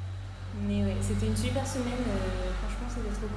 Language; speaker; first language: French; native; French